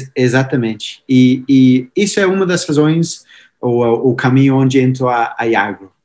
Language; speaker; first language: Portuguese; non-native, fluent; English